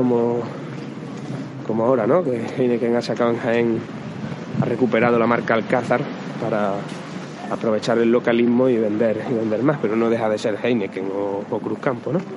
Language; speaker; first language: Spanish; native; Spanish